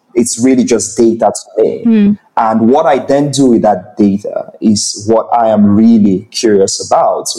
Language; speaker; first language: English; non-native, local second language; Igbo